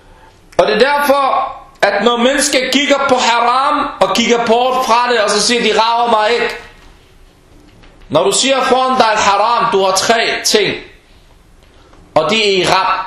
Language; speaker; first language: Danish; early bilingual, other home language; Arabic